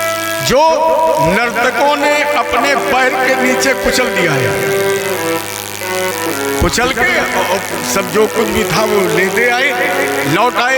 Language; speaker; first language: Hindi; native; Hindi